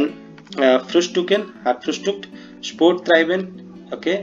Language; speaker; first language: German; non-native, fluent; Hindi